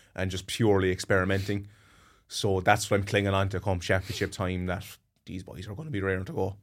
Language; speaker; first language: English; native; English